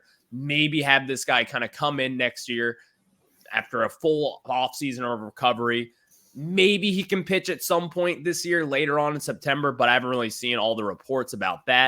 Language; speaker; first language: English; native; English